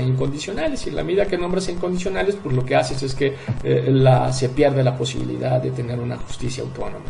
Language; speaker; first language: Spanish; native; Spanish